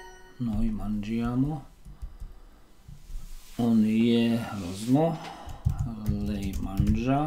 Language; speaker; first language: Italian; non-native, learner; Slovak